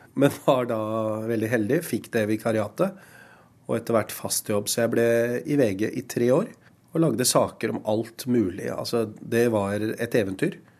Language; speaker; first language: Norwegian; early bilingual, other home language; Urdu